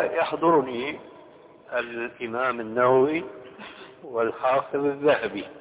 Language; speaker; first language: Arabic; early bilingual, other home language; Albanian